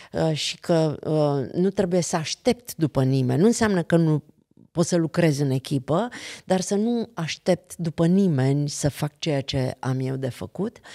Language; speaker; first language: Romanian; native; Romanian